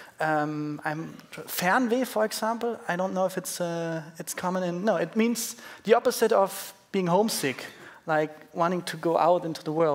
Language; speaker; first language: English; non-native, fluent; German